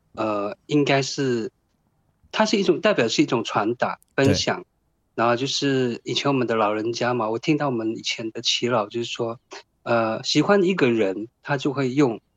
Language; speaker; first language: Chinese; non-native, local second language; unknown